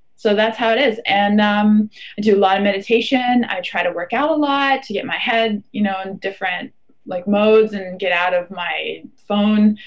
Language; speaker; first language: English; non-native, fluent; German